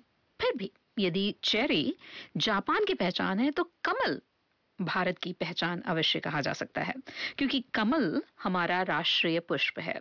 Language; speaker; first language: Hindi; native; Hindi